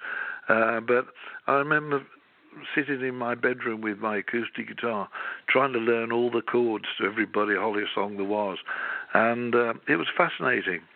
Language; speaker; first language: English; native; English